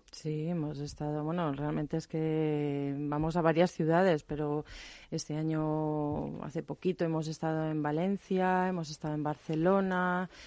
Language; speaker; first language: Spanish; non-native, fluent; German